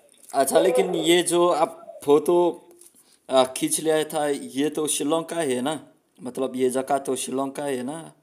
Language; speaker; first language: Hindi; non-native, local second language; Khasi